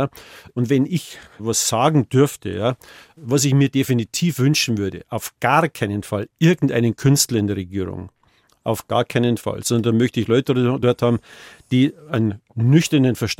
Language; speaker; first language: German; native; German